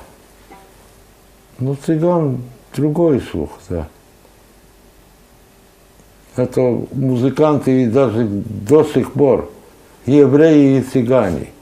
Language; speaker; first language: Russian; non-native, local second language; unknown